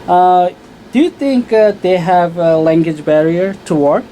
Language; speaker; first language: English; non-native, learner; Korean